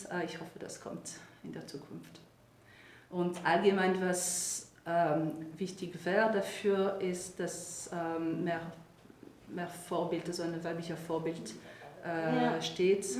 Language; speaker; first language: German; non-native, fluent; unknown